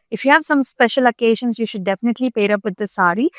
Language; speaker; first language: English; non-native, local second language; Telugu